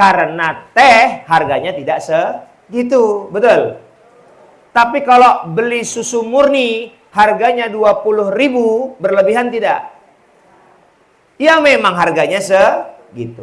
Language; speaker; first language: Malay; non-native, local second language; Javanese